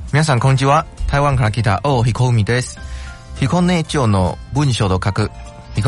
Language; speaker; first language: Japanese; non-native, learner; Chinese